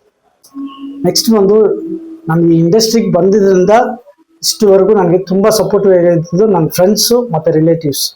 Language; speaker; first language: Kannada; non-native, local second language; Tamil